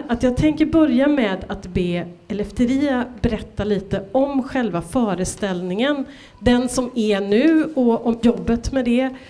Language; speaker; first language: Swedish; native; Swedish